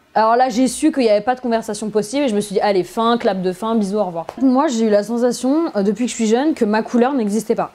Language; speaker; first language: French; native; French